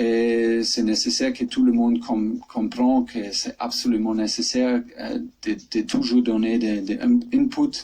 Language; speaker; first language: French; non-native, fluent; German